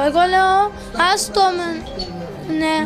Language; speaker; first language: Greek; non-native, local second language; Turkish